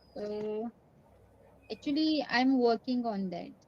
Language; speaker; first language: English; non-native, learner; Marathi